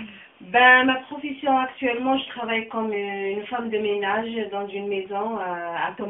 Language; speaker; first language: French; non-native, local second language; Kabyle